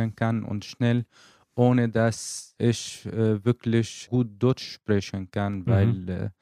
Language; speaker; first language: German; non-native, learner; Arabic